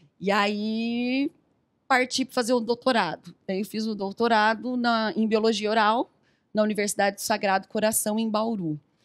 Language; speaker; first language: Portuguese; native; Portuguese